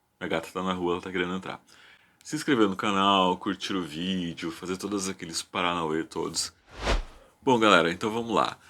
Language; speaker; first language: Portuguese; native; Portuguese